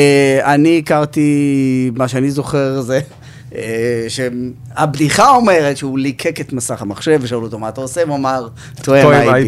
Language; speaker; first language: Hebrew; native; Hebrew